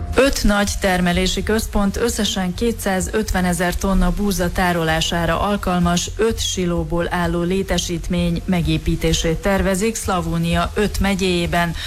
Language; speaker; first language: Hungarian; native; Hungarian